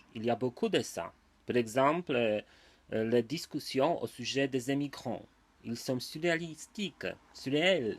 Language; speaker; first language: French; non-native, learner; Polish